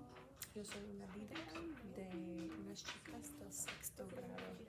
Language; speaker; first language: Spanish; non-native, fluent; English